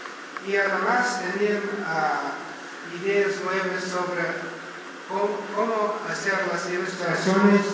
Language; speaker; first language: Spanish; non-native, learner; English